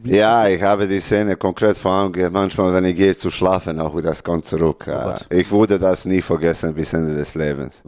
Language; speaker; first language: German; non-native, learner; Serbian